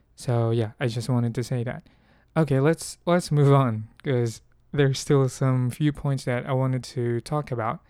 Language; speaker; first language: English; non-native, local second language; Filipino